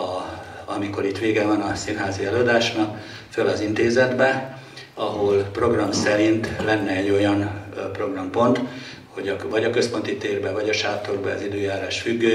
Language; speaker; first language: Hungarian; native; Hungarian